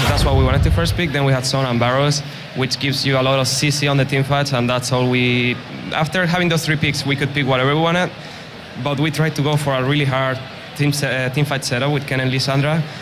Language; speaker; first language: English; non-native, fluent; Spanish